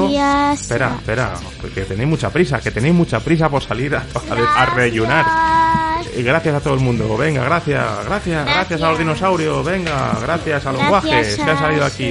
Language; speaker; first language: Spanish; native; Spanish